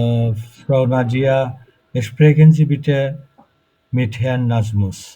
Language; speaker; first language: German; non-native, fluent; Bangla